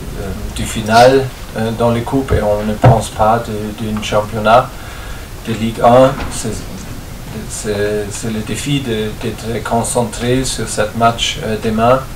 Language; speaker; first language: French; non-native, fluent; German